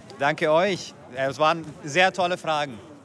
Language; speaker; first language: German; non-native, fluent; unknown